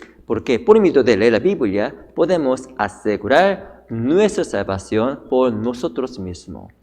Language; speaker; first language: Spanish; non-native, fluent; Korean